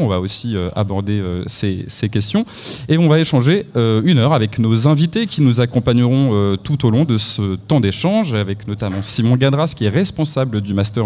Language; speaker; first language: French; native; French